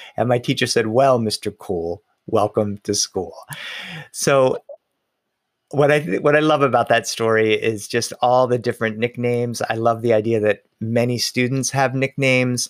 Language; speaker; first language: English; early bilingual, other home language; Spanish